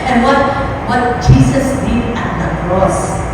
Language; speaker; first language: English; non-native, local second language; Filipino